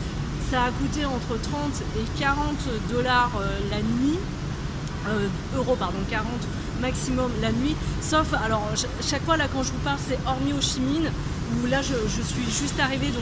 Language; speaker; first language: French; native; French